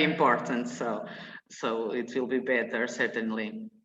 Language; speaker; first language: English; non-native, learner; Portuguese